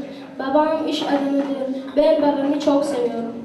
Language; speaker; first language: Turkish; non-native, learner; Tajik